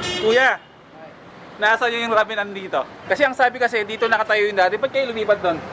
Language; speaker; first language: Filipino; native; Filipino